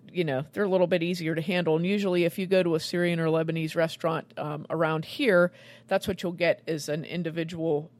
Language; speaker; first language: English; native; English